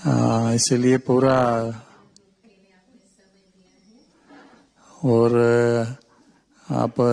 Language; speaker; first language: Hindi; non-native, learner; Tamil